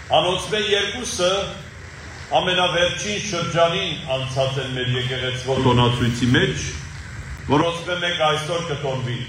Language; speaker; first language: Armenian; native; Armenian